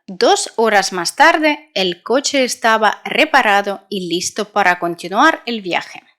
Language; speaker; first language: Spanish; non-native, fluent; Russian